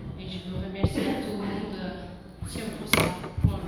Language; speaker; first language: French; non-native, learner; Portuguese